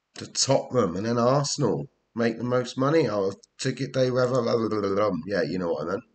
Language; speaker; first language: English; native; English